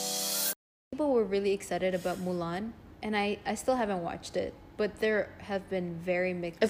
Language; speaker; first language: English; non-native, fluent; Indonesian